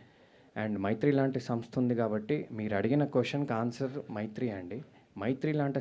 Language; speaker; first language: Telugu; native; Telugu